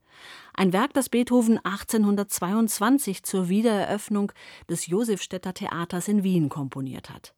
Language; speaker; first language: German; native; German